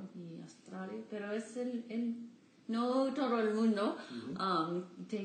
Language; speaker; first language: Spanish; non-native, learner; English